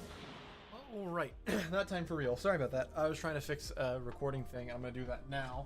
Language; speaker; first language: English; native; English